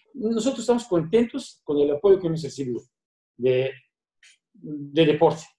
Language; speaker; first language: Spanish; non-native, fluent; Bulgarian